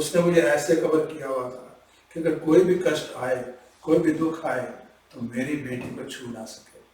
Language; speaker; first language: Hindi; non-native, local second language; Punjabi